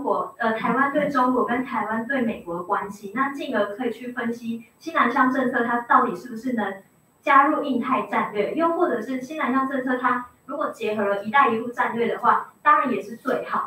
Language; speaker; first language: Chinese; native; Chinese